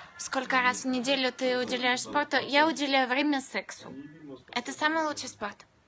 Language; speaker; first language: Russian; native; Russian